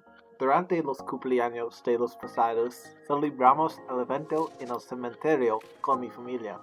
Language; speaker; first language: Spanish; non-native, learner; English